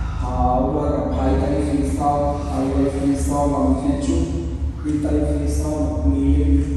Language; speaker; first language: Vietnamese; non-native, learner; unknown